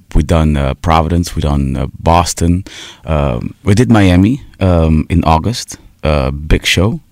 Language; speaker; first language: English; early bilingual, heritage; Portuguese